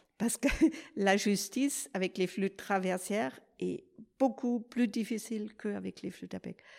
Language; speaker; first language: French; non-native, fluent; German